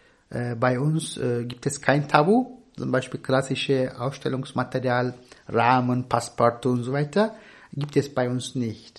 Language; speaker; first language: German; non-native, fluent; Turkish